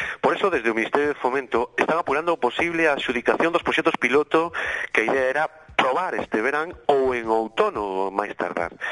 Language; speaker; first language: Galician; native; Galician